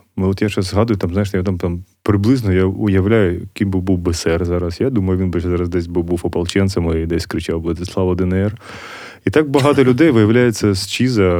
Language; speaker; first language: Ukrainian; native; Ukrainian